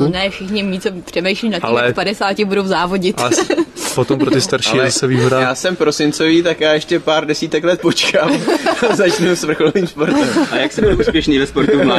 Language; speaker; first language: Czech; native; Czech